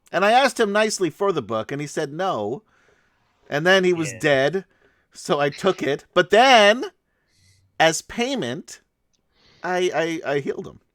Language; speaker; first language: English; native; English